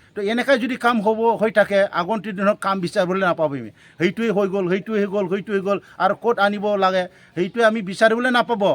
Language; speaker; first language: Assamese; non-native, local second language; Bodo